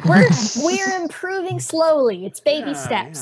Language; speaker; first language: English; native; English